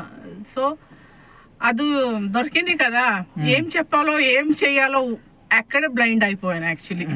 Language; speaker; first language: Telugu; non-native, learner; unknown